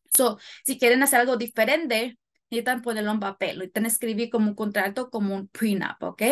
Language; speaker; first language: Spanish; early bilingual, heritage; Spanish